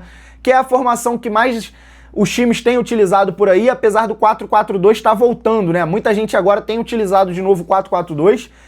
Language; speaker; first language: Portuguese; native; Portuguese